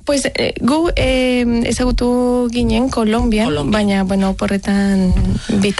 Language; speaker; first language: Basque; non-native, learner; Spanish